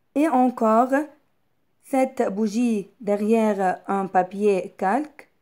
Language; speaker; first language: French; non-native, local second language; Arabic